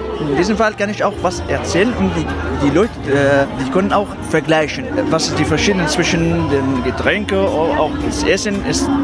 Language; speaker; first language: German; non-native, learner; Arabic